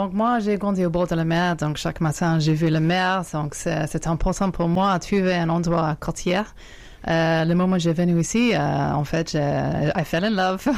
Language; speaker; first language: French; non-native, fluent; English